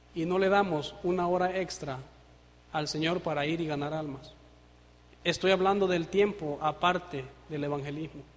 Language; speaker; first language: Spanish; native; Spanish